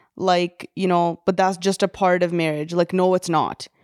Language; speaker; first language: English; early bilingual, other home language; Punjabi